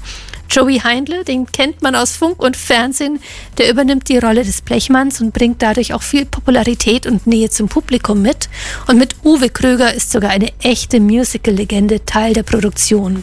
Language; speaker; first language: German; native; German